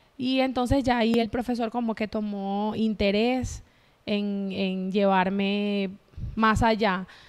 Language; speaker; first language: Spanish; native; Spanish